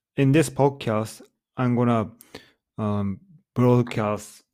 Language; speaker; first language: English; non-native, fluent; Japanese